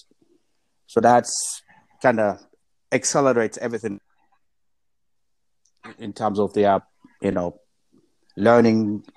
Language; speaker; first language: English; non-native, local second language; Swahili